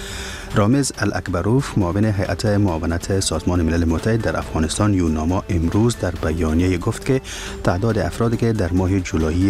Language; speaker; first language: Persian; native; Persian